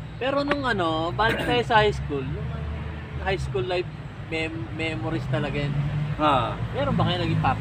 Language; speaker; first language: Filipino; native; Filipino